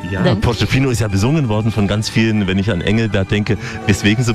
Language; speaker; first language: German; native; German